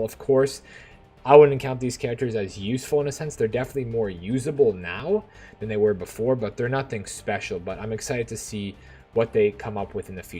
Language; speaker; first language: English; native; English